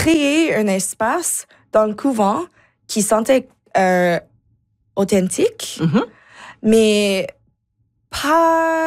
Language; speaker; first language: French; non-native, local second language; English